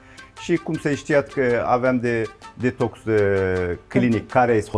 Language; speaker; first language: Romanian; non-native, learner; Turkish